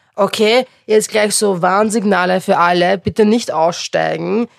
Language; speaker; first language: German; non-native, local second language; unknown